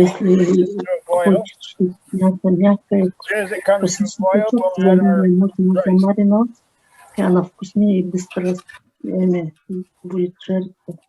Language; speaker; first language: Russian; non-native, local second language; Kyrgyz